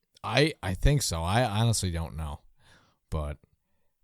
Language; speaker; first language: English; native; English